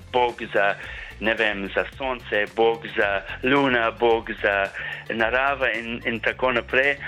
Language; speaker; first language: Slovenian; non-native, learner; English